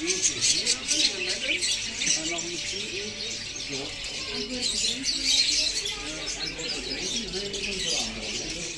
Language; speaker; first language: Dutch; native; Dutch